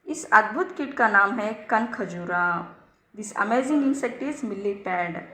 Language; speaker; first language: Hindi; non-native, local second language; Telugu